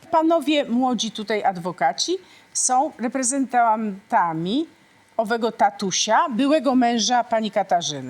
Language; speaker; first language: Polish; native; Polish